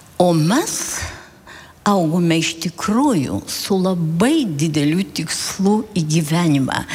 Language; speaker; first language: Lithuanian; early bilingual, heritage; Lithuanian